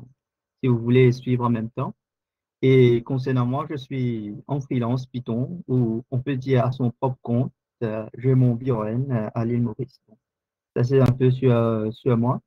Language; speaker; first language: French; non-native, local second language; Morisyen